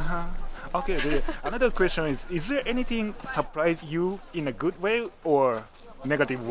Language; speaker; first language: English; non-native, fluent; Japanese